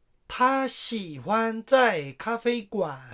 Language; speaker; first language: Chinese; non-native, fluent; Korean